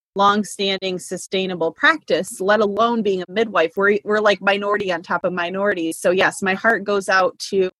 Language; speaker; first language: English; native; English